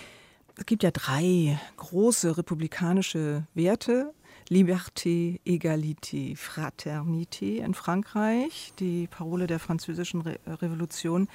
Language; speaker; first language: German; native; German